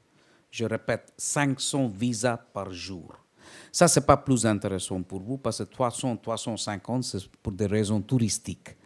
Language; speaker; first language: French; non-native, fluent; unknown